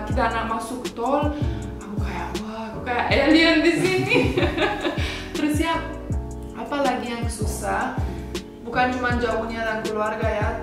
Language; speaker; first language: Indonesian; non-native, fluent; Romanian